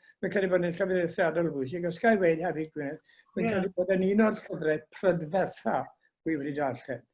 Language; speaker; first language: Welsh; native; Welsh